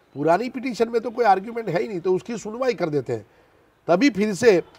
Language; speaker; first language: Hindi; non-native, local second language; Gujarati